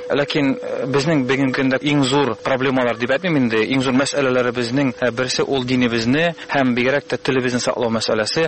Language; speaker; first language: Tatar; native; Tatar